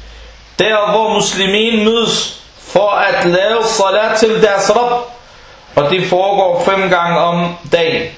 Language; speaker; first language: Danish; non-native, fluent; Arabic